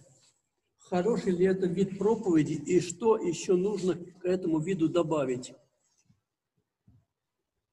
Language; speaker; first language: Russian; native; Russian